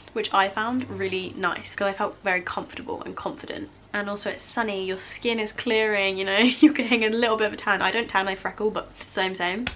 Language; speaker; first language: English; native; English